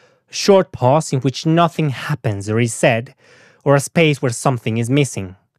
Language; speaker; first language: English; non-native, fluent; Spanish